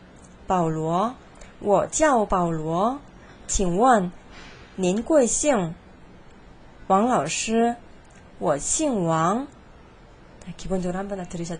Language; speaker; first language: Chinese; non-native, fluent; Korean